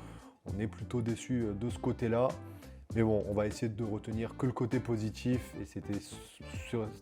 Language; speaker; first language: French; native; French